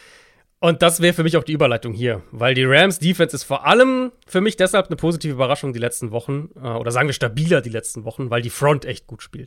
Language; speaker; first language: German; native; German